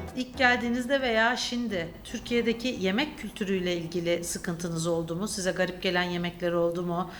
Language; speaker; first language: Turkish; native; Turkish